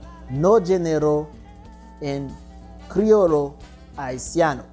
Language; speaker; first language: Spanish; non-native, fluent; Haitian Creole